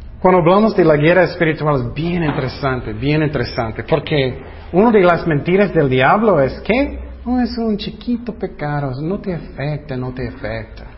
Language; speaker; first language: Spanish; non-native, fluent; English